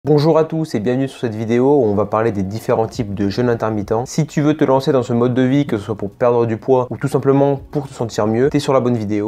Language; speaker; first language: French; native; French